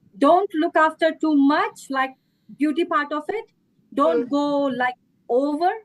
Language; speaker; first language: English; non-native, local second language; Hindi